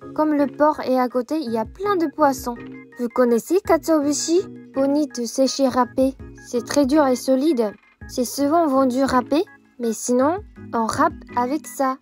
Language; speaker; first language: French; non-native, fluent; Japanese